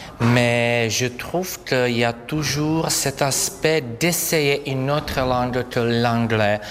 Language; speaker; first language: French; non-native, fluent; Czech